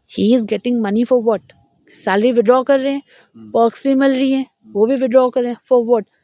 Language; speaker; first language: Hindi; native; Hindi